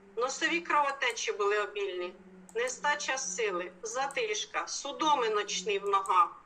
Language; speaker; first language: Ukrainian; native; Ukrainian